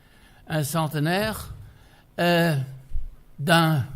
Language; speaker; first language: French; non-native, fluent; German